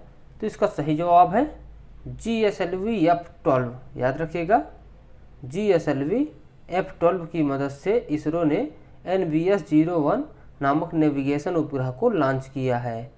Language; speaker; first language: Hindi; native; Hindi